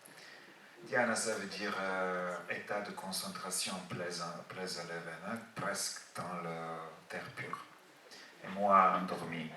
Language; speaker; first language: French; non-native, fluent; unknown